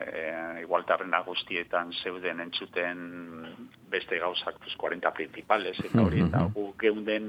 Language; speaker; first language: Basque; non-native, local second language; Spanish